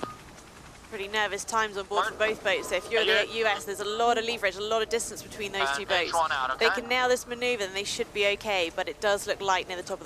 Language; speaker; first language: English; native; English